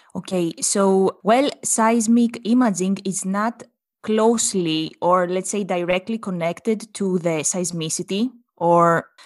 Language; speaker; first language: English; non-native, fluent; Greek